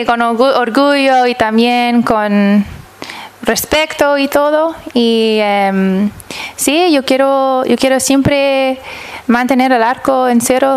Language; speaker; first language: Spanish; early bilingual, heritage; English